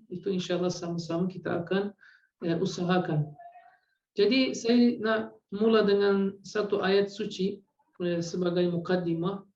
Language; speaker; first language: Malay; non-native, fluent; Turkish